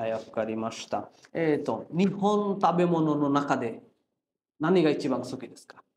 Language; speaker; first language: Japanese; non-native, fluent; Bangla